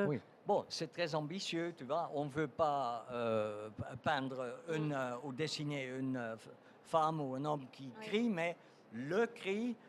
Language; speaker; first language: French; non-native, fluent; Dutch